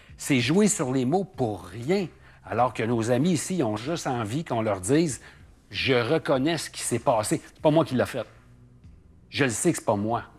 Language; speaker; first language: French; native; French